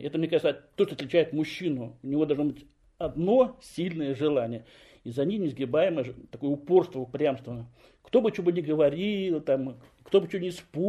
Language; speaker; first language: Russian; native; Russian